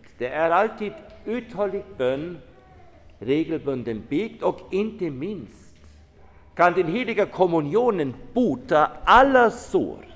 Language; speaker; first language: Swedish; non-native, fluent; German